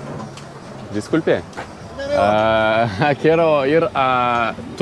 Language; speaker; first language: Spanish; non-native, learner; Lithuanian